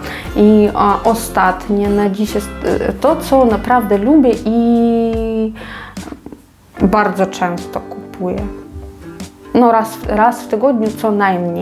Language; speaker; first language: Polish; non-native, fluent; Ukrainian